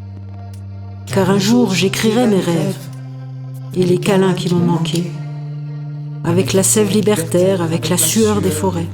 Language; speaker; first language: French; native; French